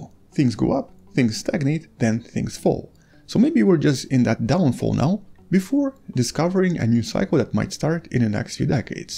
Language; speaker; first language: English; non-native, fluent; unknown